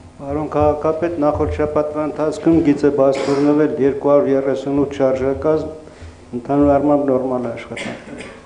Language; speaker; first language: Armenian; native; Armenian